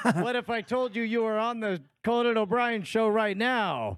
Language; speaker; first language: English; native; English